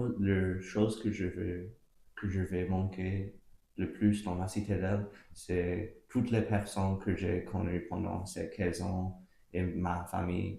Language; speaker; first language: French; non-native, local second language; English